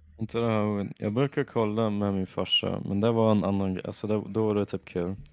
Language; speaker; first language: Swedish; native; Swedish